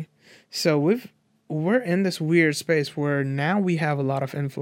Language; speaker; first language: English; non-native, local second language; Nepali